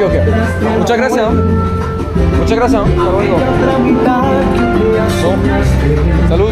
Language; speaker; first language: Spanish; non-native, learner; French